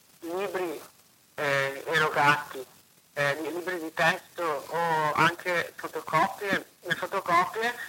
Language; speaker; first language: Italian; native; Italian